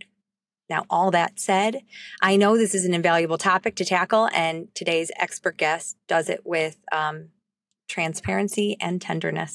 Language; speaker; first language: English; native; English